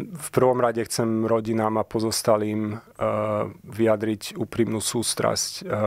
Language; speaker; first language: Slovak; early bilingual, heritage; Slovak